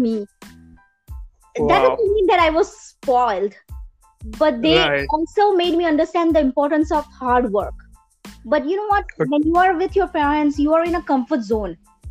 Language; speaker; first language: English; non-native, local second language; Gujarati